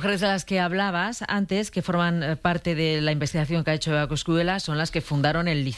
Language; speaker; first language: Spanish; native; Spanish